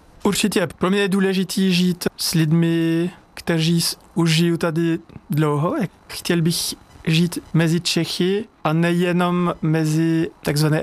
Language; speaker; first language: Czech; non-native, fluent; French